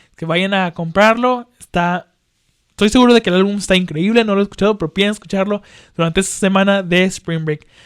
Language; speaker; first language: Spanish; early bilingual, heritage; Spanish